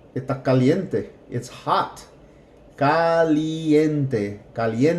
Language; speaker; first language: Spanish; non-native, fluent; English